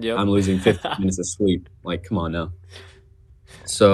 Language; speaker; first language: English; native; English